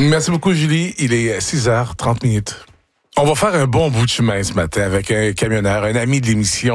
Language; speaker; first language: French; native; French